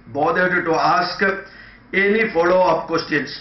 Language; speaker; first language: English; non-native, local second language; Malayalam